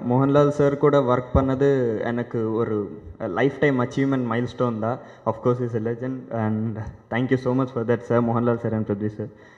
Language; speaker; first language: Tamil; non-native, learner; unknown